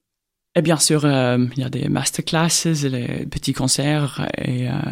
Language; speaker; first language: French; non-native, fluent; Estonian